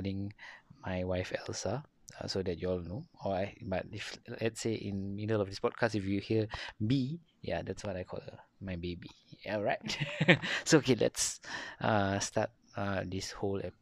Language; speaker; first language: English; non-native, local second language; Malay